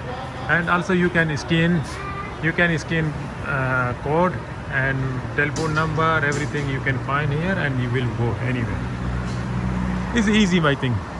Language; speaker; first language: English; non-native, learner; Urdu